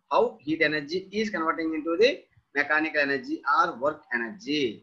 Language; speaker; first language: English; non-native, local second language; Telugu